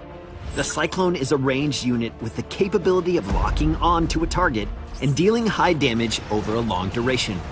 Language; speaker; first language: English; native; English